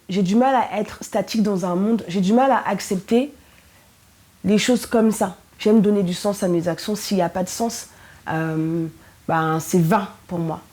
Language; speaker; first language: French; early bilingual, other home language; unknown